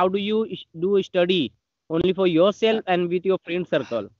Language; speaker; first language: English; non-native, learner; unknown